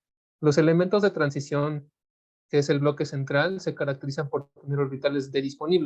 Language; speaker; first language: Spanish; native; Spanish